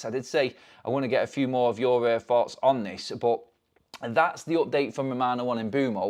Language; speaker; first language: English; native; English